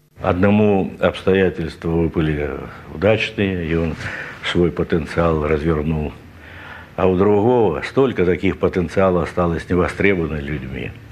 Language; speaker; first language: Russian; native; Russian